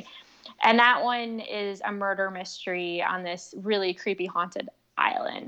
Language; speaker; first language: English; native; English